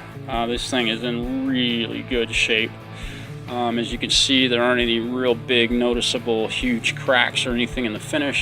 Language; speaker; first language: English; native; English